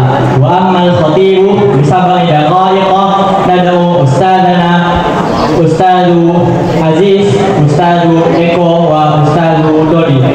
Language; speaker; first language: Arabic; non-native, fluent; Indonesian